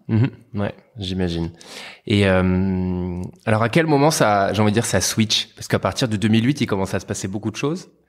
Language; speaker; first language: French; native; French